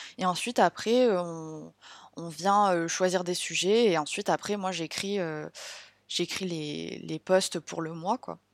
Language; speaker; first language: French; native; French